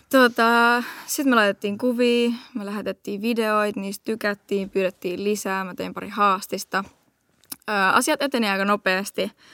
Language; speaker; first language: Finnish; early bilingual, heritage; Finnish